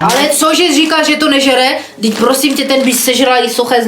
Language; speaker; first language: Czech; native; Czech